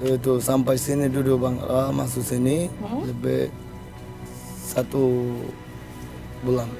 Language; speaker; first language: Indonesian; non-native, learner; Rohingya